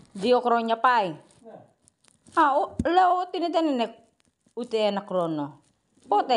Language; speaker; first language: Greek; non-native, learner; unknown